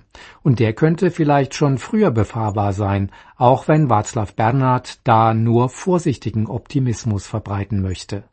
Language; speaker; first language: German; native; German